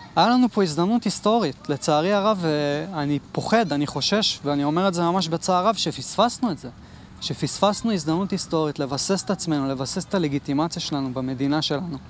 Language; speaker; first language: Hebrew; native; Hebrew